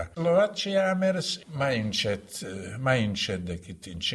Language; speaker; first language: Romanian; non-native, fluent; Slovak